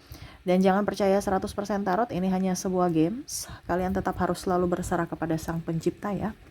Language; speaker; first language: Indonesian; native; Indonesian